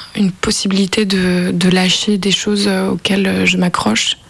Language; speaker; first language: French; native; French